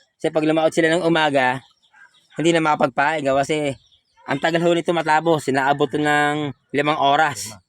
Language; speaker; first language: Filipino; native; Filipino